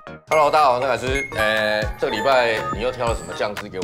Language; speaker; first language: Chinese; native; Chinese